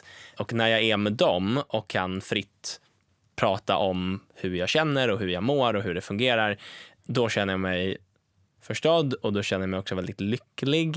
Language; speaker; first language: Swedish; native; Swedish